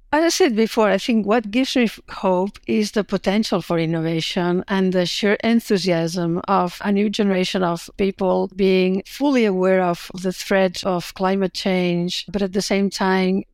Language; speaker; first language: English; non-native, fluent; Catalan